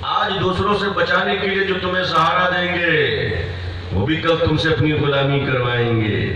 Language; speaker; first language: Urdu; native; Urdu